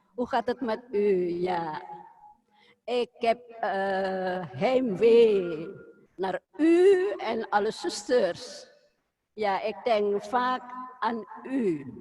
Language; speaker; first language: Dutch; non-native, fluent; Indonesian